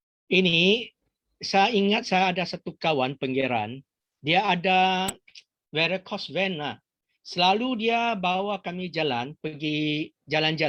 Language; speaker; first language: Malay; non-native, local second language; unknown